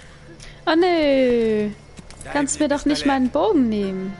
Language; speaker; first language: German; native; German